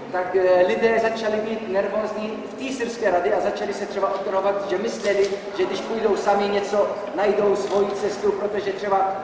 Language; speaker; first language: Czech; non-native, fluent; Arabic